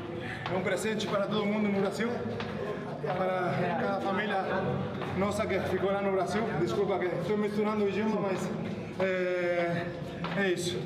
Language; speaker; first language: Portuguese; non-native, fluent; Spanish